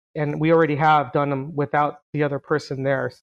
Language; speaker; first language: English; native; English